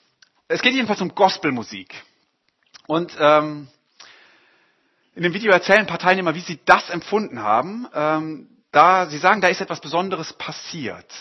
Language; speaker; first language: German; native; German